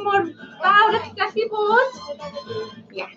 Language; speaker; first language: Welsh; non-native, local second language; English